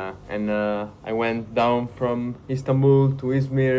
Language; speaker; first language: English; non-native, fluent; Italian